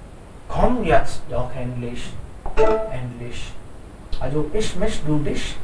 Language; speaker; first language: German; non-native, fluent; Hindi